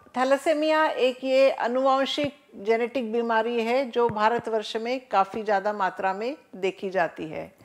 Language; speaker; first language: Hindi; non-native, local second language; Marathi